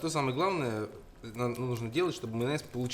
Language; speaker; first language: Russian; native; Russian